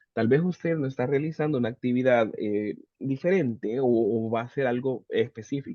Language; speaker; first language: Spanish; native; Spanish